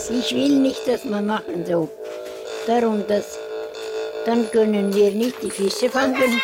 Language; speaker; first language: German; non-native, learner; Estonian